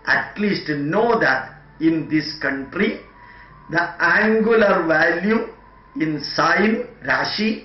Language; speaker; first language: English; non-native, local second language; Malayalam